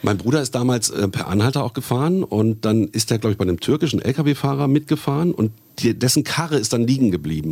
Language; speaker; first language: German; native; German